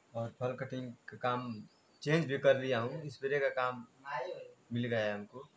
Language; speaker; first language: Hindi; native; Hindi